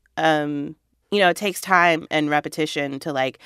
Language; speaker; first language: English; native; English